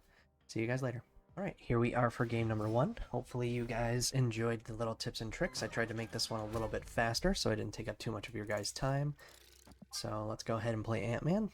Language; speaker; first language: English; native; English